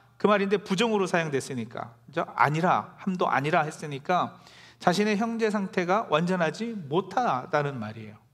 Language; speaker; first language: Korean; native; Korean